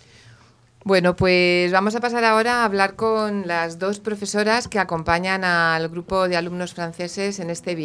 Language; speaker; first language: Spanish; native; Spanish